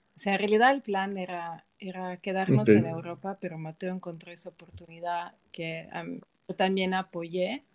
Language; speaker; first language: Spanish; non-native, fluent; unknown